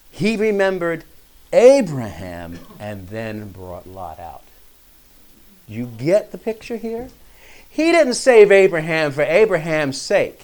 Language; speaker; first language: English; native; English